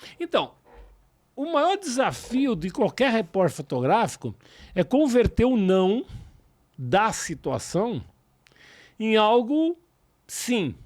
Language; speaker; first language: Portuguese; native; Portuguese